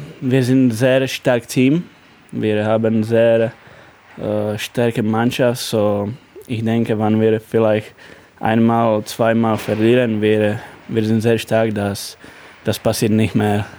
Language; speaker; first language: German; non-native, learner; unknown